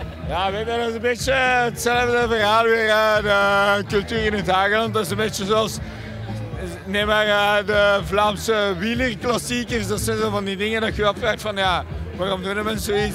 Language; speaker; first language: Dutch; native; Dutch